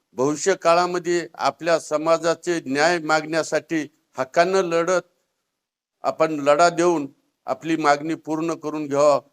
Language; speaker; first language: Marathi; native; Marathi